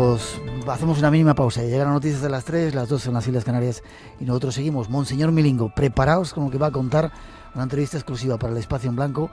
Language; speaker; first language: Spanish; native; Spanish